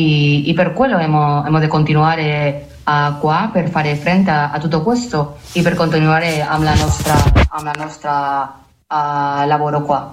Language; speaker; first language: Italian; non-native, learner; Spanish